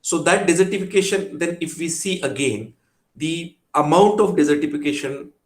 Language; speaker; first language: English; non-native, local second language; Marathi